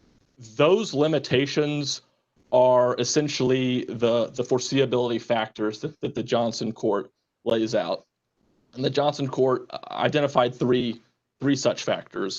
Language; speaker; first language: English; native; English